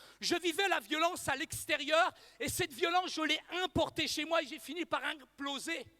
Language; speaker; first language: French; early bilingual, other home language; Arabic